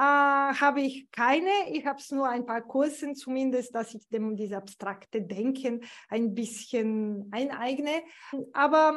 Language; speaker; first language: German; non-native, fluent; Bulgarian